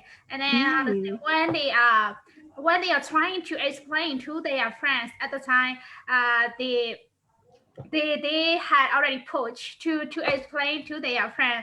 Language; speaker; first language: English; non-native, learner; Burmese